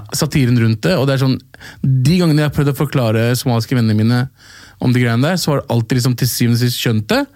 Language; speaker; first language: Norwegian; early bilingual, other home language; Somali